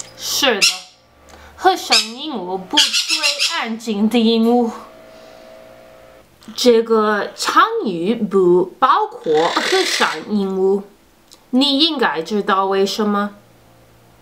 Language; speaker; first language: Chinese; non-native, learner; English